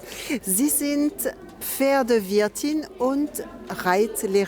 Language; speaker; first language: German; non-native, fluent; French